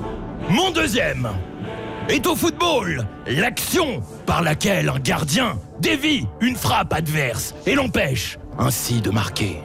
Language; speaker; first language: French; native; French